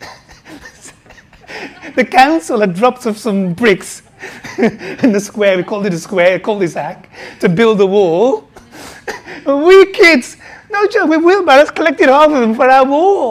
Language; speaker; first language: English; native; English